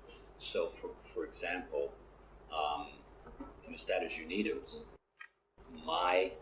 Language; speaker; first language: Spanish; non-native, learner; English